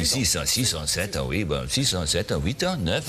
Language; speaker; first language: French; non-native, learner; German